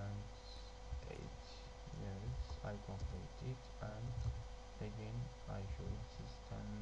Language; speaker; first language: English; non-native, learner; Turkish